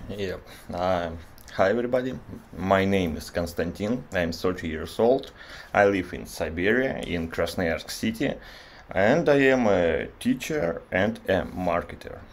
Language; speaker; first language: English; non-native, learner; Russian